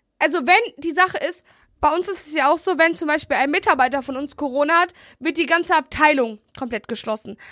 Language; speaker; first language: German; native; German